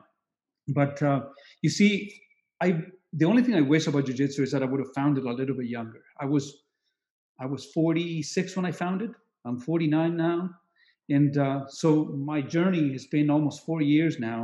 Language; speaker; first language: English; non-native, fluent; Spanish